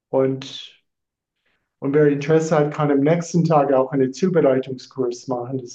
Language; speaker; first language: German; non-native, fluent; English